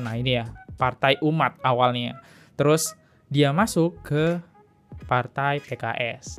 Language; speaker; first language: Indonesian; native; Indonesian